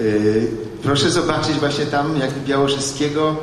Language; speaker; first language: Polish; native; Polish